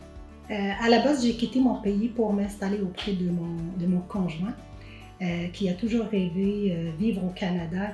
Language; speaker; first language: French; non-native, local second language; Arabic